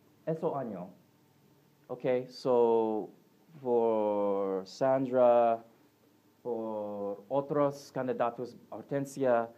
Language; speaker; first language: Spanish; non-native, learner; English